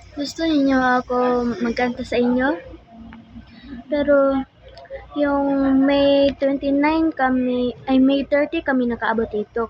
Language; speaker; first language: Filipino; non-native, local second language; Cebuano